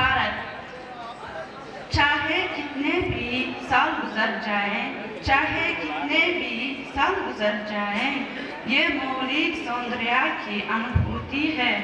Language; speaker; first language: Hindi; non-native, fluent; Uzbek